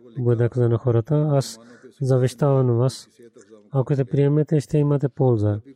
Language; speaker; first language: Bulgarian; non-native, learner; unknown